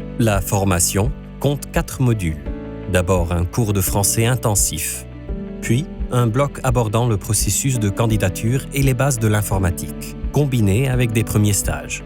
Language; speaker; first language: French; native; French